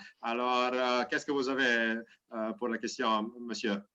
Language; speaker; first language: French; non-native, learner; Serbian